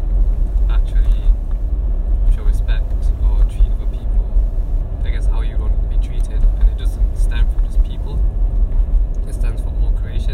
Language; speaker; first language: English; native; English